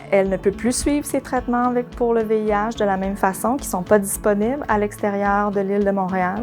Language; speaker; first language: French; native; French